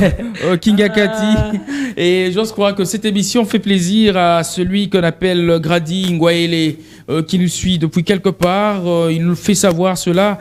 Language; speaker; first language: French; non-native, local second language; Lingala